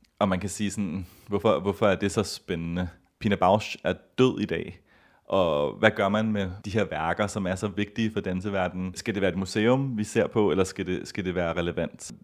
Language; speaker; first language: Danish; native; Danish